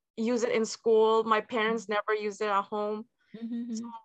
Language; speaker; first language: English; native; English